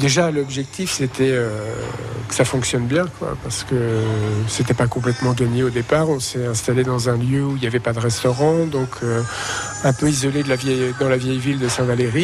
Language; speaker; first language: French; native; French